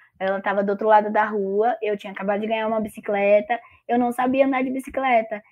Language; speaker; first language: Portuguese; native; Portuguese